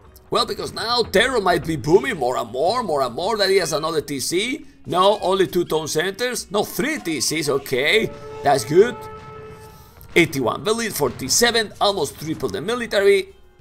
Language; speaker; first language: English; non-native, fluent; Spanish